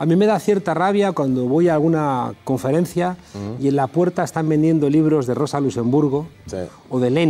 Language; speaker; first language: Spanish; native; Spanish